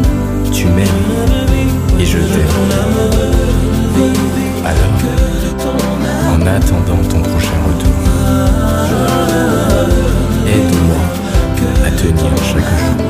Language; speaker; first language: French; native; French